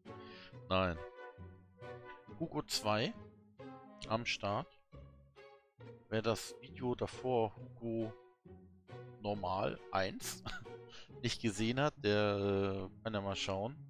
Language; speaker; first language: German; native; German